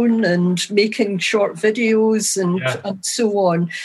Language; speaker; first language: English; native; English